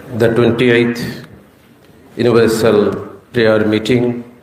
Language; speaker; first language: English; non-native, local second language; Bangla